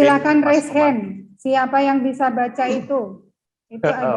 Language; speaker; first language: Indonesian; native; Indonesian